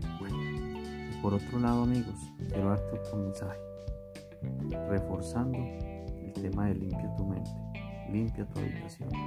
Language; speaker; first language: Spanish; native; Spanish